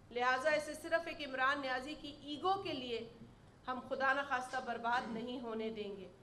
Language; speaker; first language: Urdu; native; Urdu